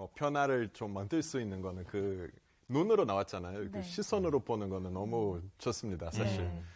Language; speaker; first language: Korean; non-native, fluent; Portuguese